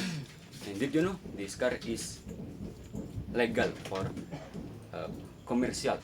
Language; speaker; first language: English; non-native, learner; Indonesian